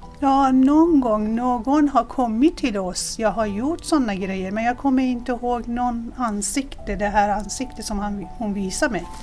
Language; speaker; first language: Swedish; non-native, fluent; Persian